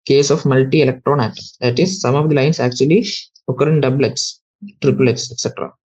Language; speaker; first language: English; non-native, local second language; Malayalam